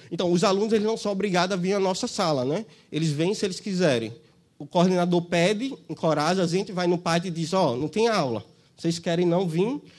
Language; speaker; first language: Portuguese; native; Portuguese